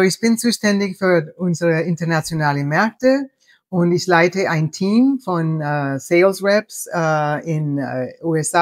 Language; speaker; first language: German; non-native, fluent; Spanish